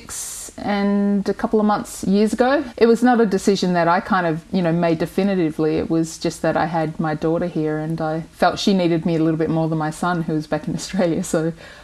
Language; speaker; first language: English; native; English